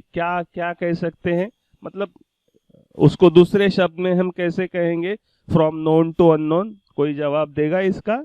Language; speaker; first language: Hindi; non-native, local second language; Marathi